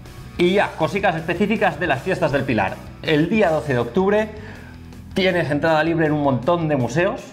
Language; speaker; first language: Spanish; native; Spanish